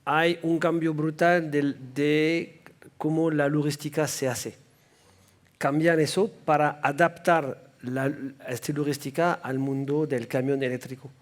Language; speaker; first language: Spanish; non-native, fluent; French